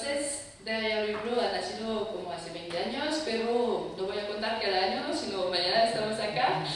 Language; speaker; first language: Spanish; non-native, fluent; French